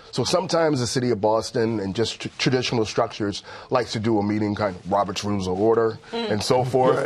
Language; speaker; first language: English; native; English